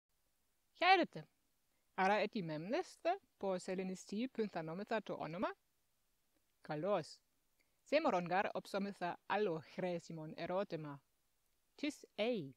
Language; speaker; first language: Greek; non-native, fluent; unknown